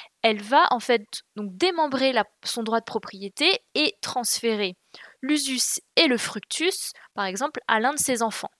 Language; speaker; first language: French; native; French